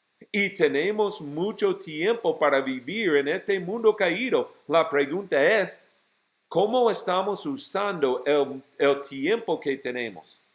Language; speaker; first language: Spanish; non-native, fluent; English